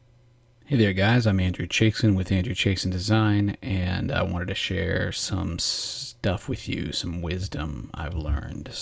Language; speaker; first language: English; native; English